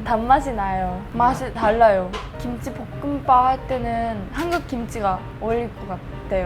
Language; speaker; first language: Korean; early bilingual, heritage; Japanese